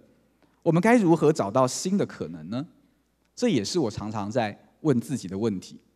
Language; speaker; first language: Chinese; native; Chinese